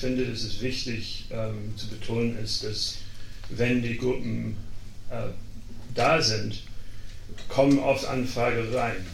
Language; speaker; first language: German; non-native, fluent; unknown